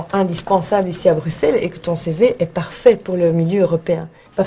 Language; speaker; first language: French; native; French